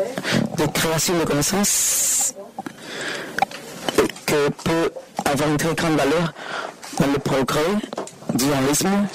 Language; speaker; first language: French; non-native, fluent; Spanish